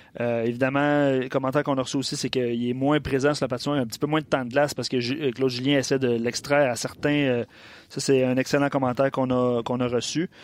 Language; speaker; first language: French; native; French